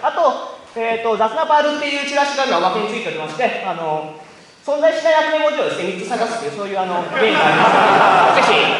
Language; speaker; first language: Japanese; native; Japanese